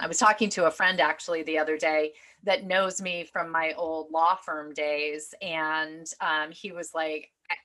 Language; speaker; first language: English; native; English